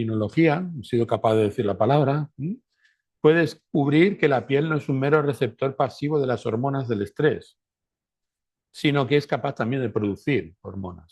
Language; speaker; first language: Spanish; native; Spanish